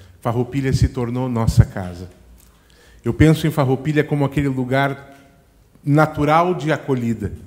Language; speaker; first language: Portuguese; native; Portuguese